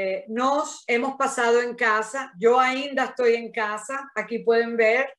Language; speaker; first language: Spanish; non-native, fluent; Portuguese